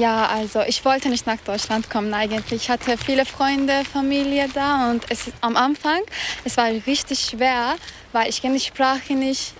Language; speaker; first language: German; non-native, fluent; Turkish